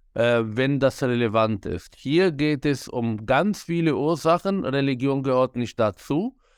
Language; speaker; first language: German; non-native, fluent; Arabic